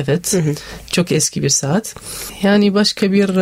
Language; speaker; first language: Turkish; non-native, learner; Arabic